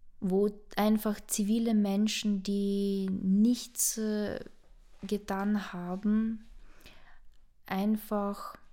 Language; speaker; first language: German; non-native, fluent; Ukrainian